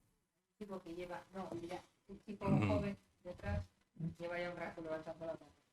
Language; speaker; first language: Spanish; native; Spanish